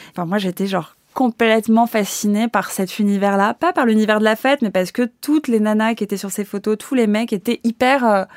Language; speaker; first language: French; native; French